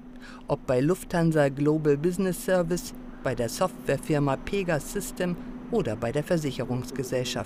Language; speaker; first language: German; native; German